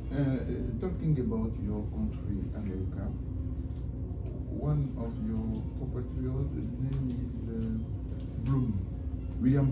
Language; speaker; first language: English; non-native, learner; French